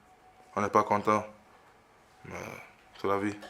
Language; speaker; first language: French; non-native, learner; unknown